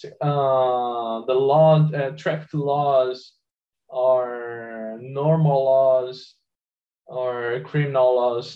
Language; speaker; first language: English; non-native, learner; Portuguese